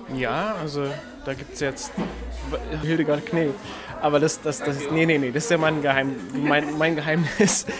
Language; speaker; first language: German; native; German